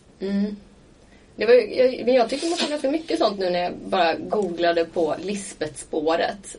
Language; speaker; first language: Swedish; native; Swedish